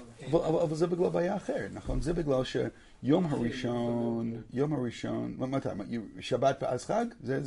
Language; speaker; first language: Hebrew; non-native, fluent; English